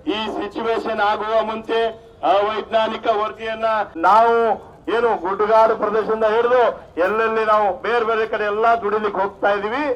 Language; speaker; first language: Kannada; non-native, local second language; Lambadi